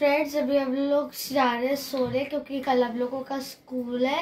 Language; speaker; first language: Hindi; native; Hindi